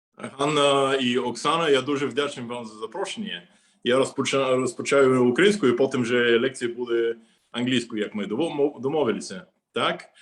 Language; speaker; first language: Ukrainian; non-native, fluent; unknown